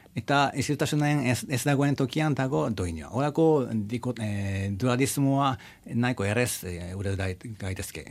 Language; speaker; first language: Basque; non-native, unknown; Japanese